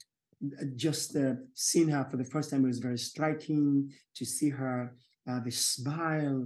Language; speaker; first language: English; non-native, local second language; Yoruba